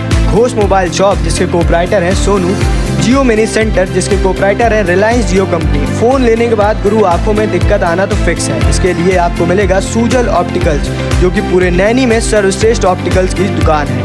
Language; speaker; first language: Hindi; native; Hindi